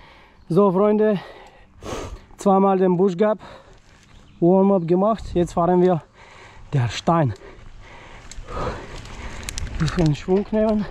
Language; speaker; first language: German; non-native, fluent; Polish